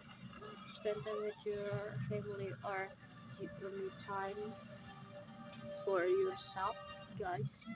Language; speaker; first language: English; non-native, learner; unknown